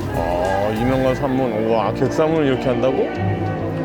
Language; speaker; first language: Korean; native; Korean